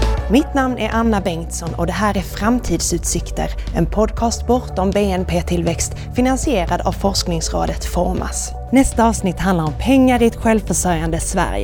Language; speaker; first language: Swedish; native; Swedish